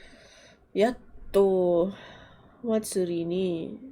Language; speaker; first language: Japanese; non-native, learner; English